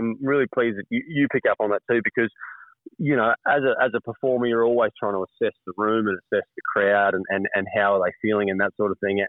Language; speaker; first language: English; native; English